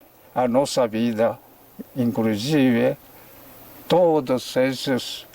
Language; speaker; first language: Portuguese; non-native, fluent; Japanese